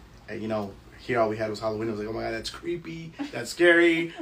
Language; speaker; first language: English; early bilingual, other home language; Spanish